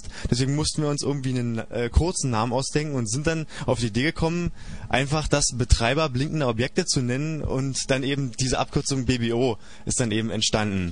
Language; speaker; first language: German; native; German